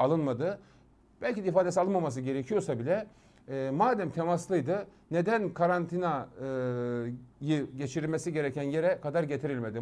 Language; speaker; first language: Turkish; native; Turkish